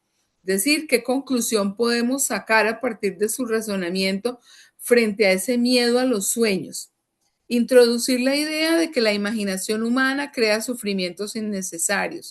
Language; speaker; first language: Spanish; native; Spanish